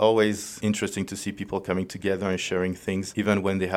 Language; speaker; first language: English; non-native, fluent; French